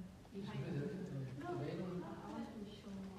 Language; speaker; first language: English; non-native, fluent; Danish